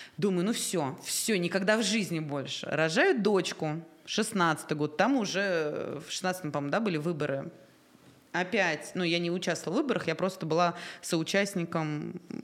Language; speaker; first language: Russian; native; Russian